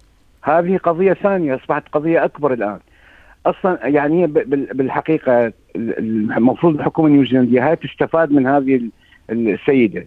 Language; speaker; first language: Arabic; native; Arabic